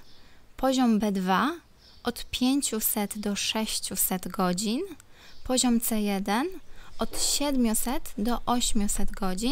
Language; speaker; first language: Polish; non-native, local second language; Ukrainian